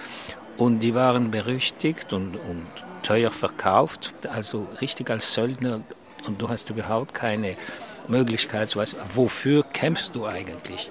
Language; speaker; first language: German; non-native, local second language; French